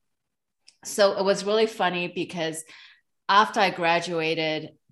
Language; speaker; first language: English; non-native, local second language; Cantonese